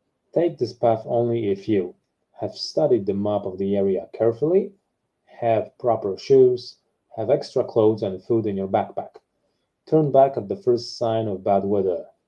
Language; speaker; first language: English; non-native, fluent; Polish